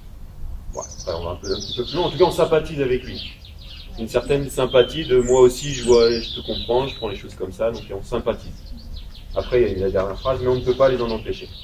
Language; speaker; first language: French; native; French